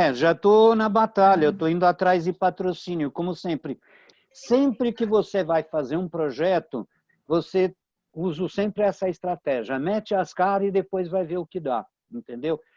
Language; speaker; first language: Portuguese; early bilingual, other home language; Italian